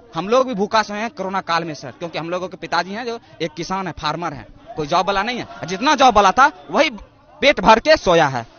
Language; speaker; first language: Hindi; native; Hindi